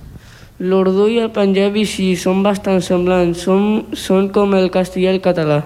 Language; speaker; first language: Catalan; early bilingual, other home language; Urdu